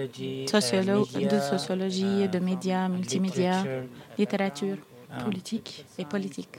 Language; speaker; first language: French; non-native, fluent; Arabic